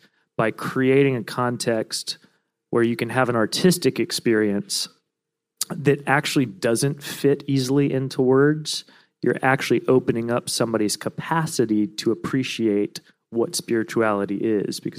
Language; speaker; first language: English; native; English